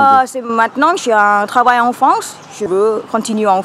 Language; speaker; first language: French; non-native, learner; Thai